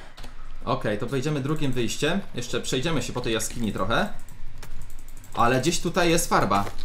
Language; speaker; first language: Polish; native; Polish